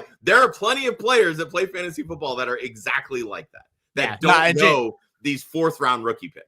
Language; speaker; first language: English; native; English